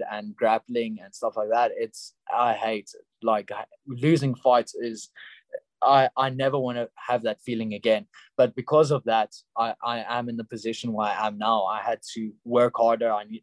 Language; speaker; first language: English; non-native, local second language; Afrikaans